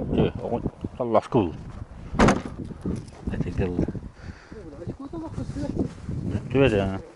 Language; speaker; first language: Russian; non-native, local second language; Yakut